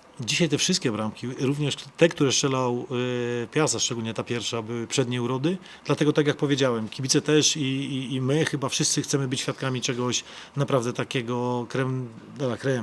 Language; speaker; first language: Polish; native; Polish